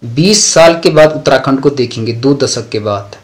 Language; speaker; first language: Hindi; native; Hindi